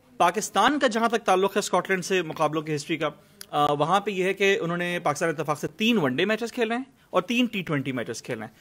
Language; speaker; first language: Urdu; native; Urdu